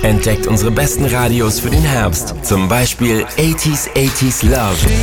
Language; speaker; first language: German; native; German